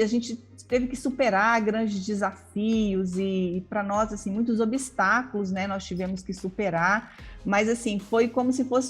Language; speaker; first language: Portuguese; native; Portuguese